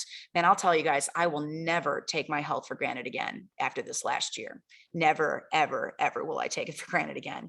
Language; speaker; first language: English; native; English